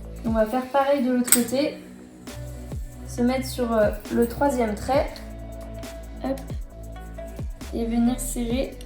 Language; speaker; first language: French; native; French